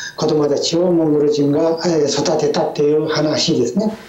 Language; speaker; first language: Japanese; non-native, fluent; Mongolian